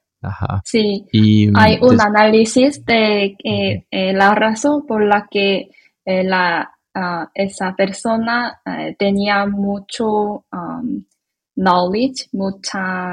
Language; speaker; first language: Spanish; non-native, fluent; Korean